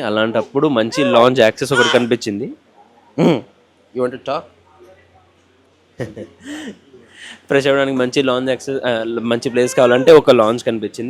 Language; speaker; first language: Telugu; native; Telugu